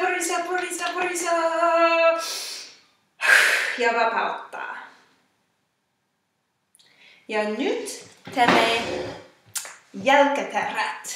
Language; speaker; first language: Finnish; non-native, fluent; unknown